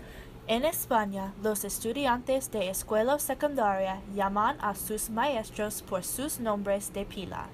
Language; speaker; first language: Spanish; non-native, learner; English